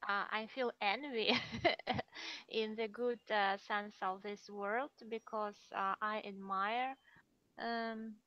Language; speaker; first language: English; non-native, fluent; Russian